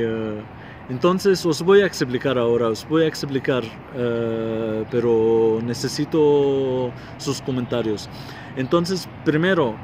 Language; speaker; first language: Spanish; non-native, fluent; Arabic